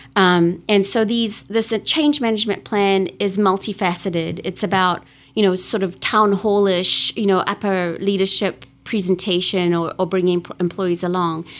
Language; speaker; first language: English; native; English